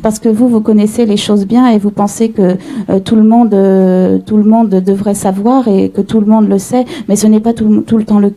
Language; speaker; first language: French; native; French